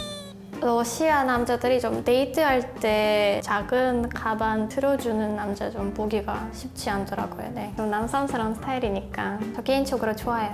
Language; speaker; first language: Korean; non-native, fluent; Russian